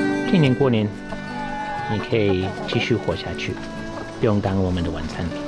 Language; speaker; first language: Chinese; non-native, fluent; English